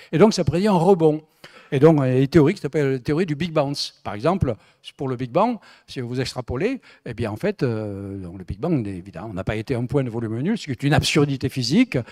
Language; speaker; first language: French; native; French